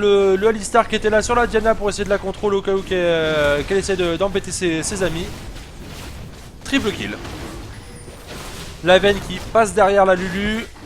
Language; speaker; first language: French; native; French